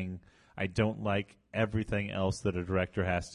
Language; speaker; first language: English; native; English